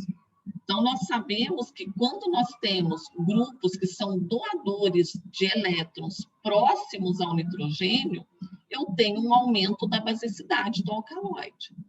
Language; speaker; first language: Portuguese; native; Portuguese